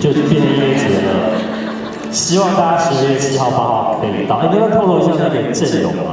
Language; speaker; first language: Chinese; native; Chinese